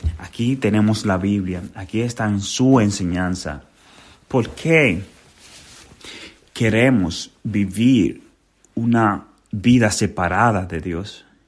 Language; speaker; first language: Spanish; native; Spanish